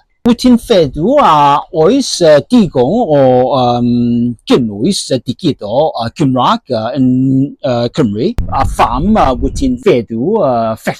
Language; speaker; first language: Welsh; non-native, learner; Cantonese